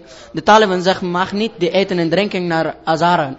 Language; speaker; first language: Dutch; non-native, learner; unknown